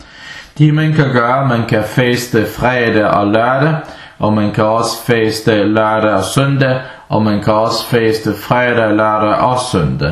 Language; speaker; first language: Danish; early bilingual, other home language; Arabic